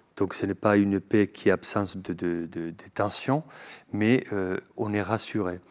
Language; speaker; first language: French; non-native, fluent; Spanish